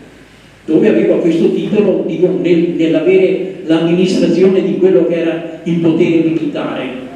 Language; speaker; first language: Italian; native; Italian